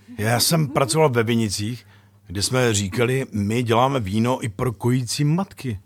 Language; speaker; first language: Czech; native; Czech